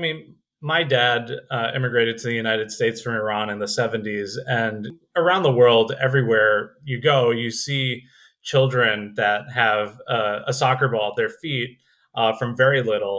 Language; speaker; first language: English; native; English